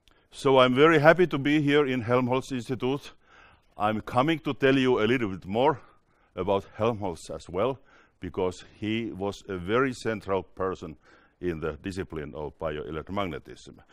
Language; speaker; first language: English; non-native, fluent; Finnish